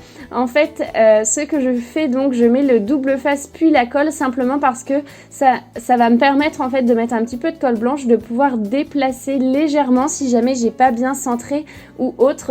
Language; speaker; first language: French; native; French